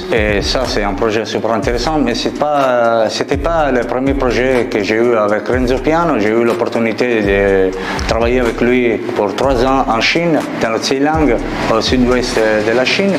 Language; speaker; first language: French; non-native, fluent; Italian